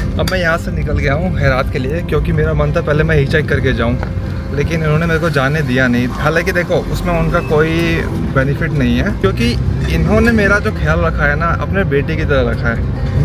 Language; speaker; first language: Hindi; native; Hindi